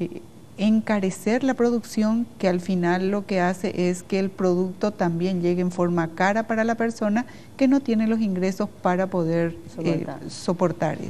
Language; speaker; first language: Spanish; native; Spanish